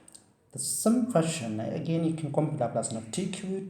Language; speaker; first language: English; non-native, fluent; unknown